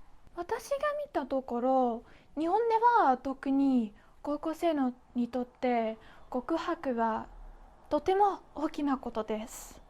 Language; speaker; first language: Japanese; non-native, fluent; Dutch